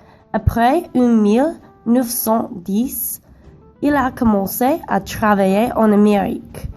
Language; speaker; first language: French; non-native, learner; English